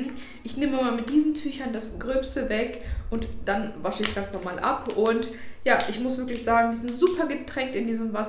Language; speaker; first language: German; native; German